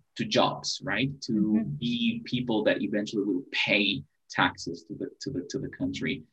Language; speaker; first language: English; non-native, fluent; Spanish